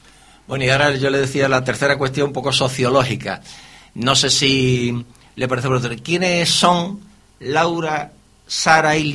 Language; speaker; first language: Spanish; native; Spanish